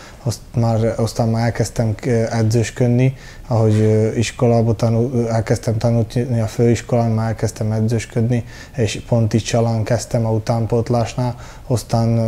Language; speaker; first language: Hungarian; early bilingual, heritage; Hungarian